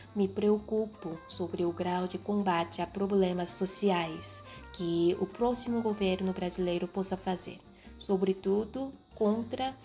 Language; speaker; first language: Portuguese; non-native, fluent; Korean